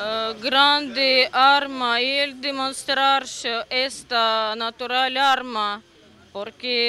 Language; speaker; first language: Spanish; non-native, learner; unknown